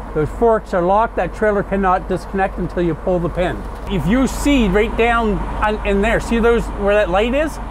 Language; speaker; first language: English; native; English